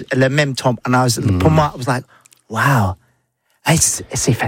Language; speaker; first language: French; non-native, learner; English